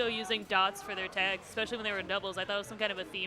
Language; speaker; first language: English; native; English